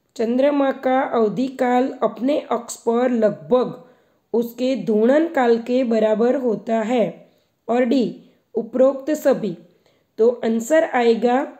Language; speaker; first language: Hindi; non-native, local second language; Gujarati